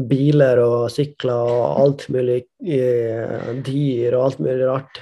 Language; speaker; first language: Norwegian; non-native, fluent; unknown